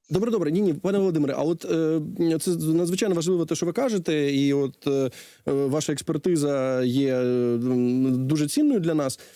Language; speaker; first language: Ukrainian; native; Ukrainian